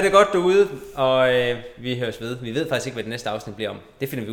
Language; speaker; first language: Danish; native; Danish